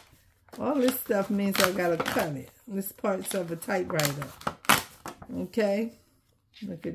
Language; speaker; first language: English; native; English